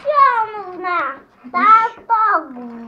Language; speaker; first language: Russian; native; Russian